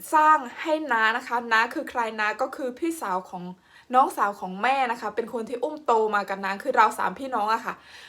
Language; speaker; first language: Thai; non-native, local second language; Khmer